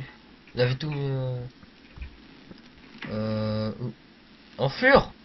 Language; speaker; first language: French; native; French